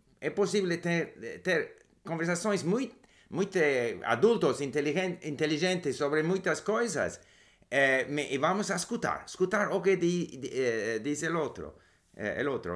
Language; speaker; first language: Portuguese; non-native, learner; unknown